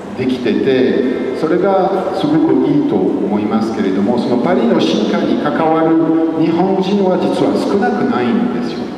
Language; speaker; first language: Japanese; non-native, fluent; French